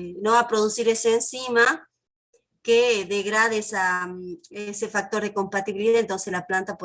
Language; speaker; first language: Spanish; native; Spanish